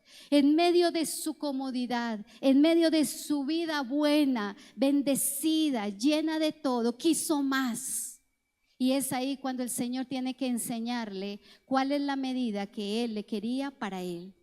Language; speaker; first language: Spanish; native; Spanish